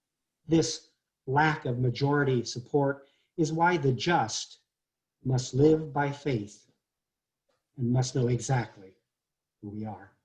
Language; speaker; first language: English; native; English